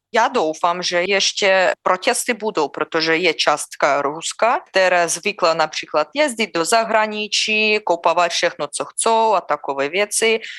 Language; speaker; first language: Czech; non-native, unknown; Russian